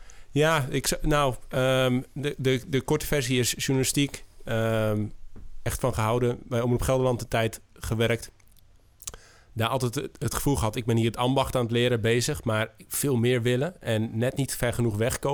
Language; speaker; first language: Dutch; native; Dutch